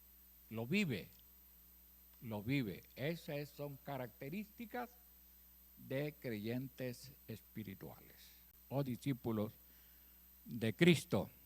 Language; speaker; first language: Spanish; native; Spanish